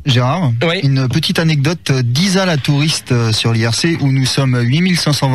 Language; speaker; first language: French; native; French